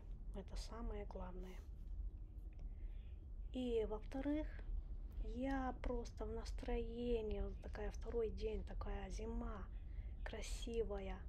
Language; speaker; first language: Russian; non-native, local second language; Romanian